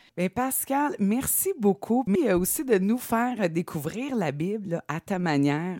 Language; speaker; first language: French; native; French